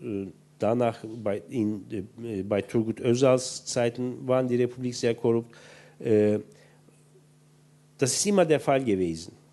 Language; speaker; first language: German; non-native, fluent; Turkish